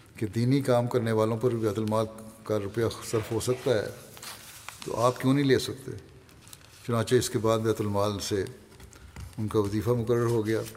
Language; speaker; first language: Urdu; native; Urdu